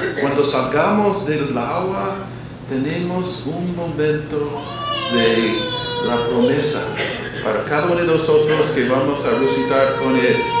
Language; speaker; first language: Spanish; non-native, fluent; English